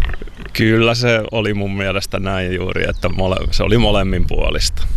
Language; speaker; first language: Finnish; native; Finnish